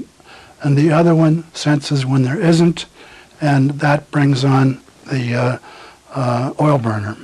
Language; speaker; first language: English; native; English